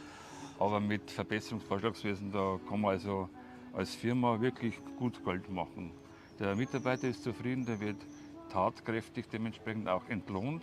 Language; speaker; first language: German; native; German